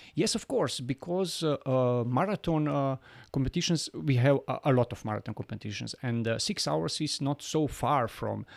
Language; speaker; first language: English; non-native, learner; Bosnian